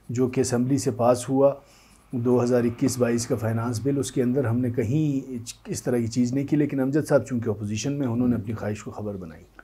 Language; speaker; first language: Urdu; native; Urdu